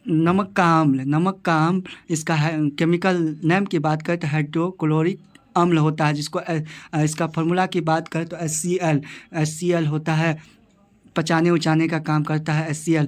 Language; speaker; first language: Hindi; native; Hindi